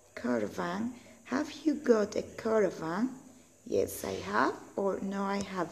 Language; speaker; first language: English; non-native, learner; Spanish